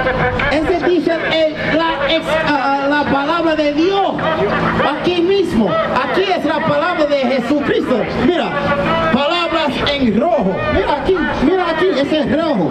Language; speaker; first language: Spanish; non-native, learner; English